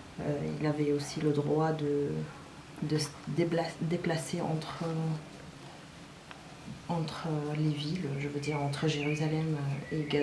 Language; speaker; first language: French; non-native, fluent; Arabic